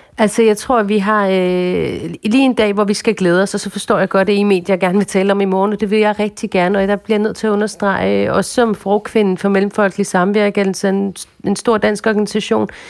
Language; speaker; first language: Danish; early bilingual, other home language; Arabic